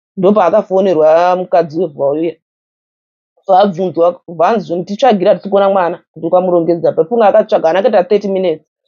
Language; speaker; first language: Shona; native; Shona